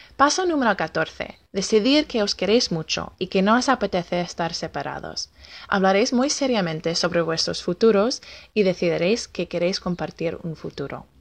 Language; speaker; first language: Spanish; non-native, fluent; English